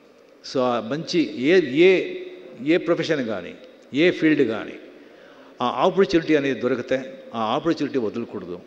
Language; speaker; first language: Telugu; non-native, local second language; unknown